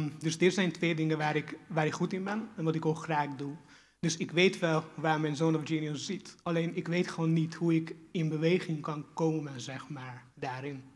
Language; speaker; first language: Dutch; non-native, fluent; Hungarian